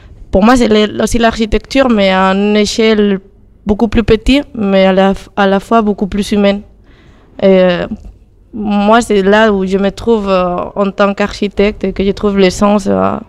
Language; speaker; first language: French; non-native, fluent; Spanish